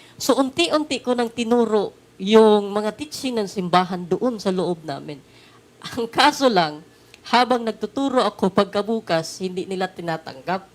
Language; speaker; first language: Filipino; non-native, local second language; Cebuano